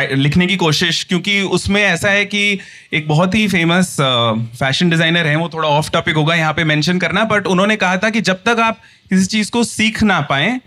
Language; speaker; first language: Hindi; native; Hindi